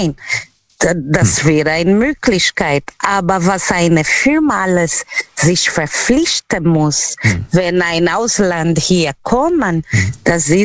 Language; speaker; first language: German; non-native, learner; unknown